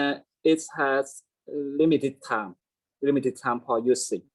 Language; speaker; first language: English; non-native, learner; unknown